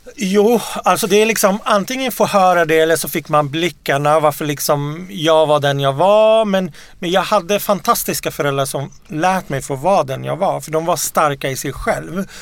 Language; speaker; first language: Swedish; early bilingual, other home language; Arabic